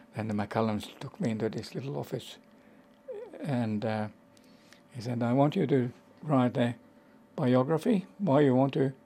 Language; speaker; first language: English; non-native, fluent; Swedish